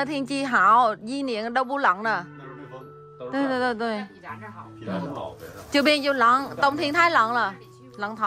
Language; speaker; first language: Chinese; non-native, learner; Vietnamese